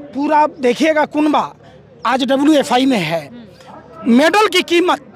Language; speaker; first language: Hindi; native; Hindi